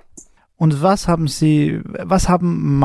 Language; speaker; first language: German; non-native, learner; Danish